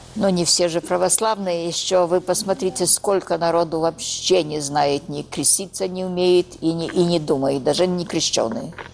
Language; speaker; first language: Russian; early bilingual, heritage; Russian